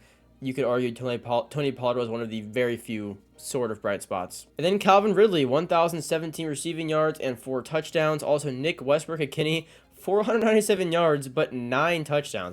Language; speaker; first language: English; native; English